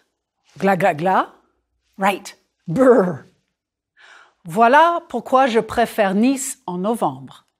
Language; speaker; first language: French; non-native, fluent; English